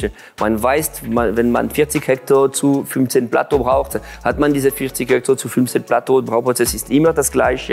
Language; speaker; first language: German; non-native, local second language; French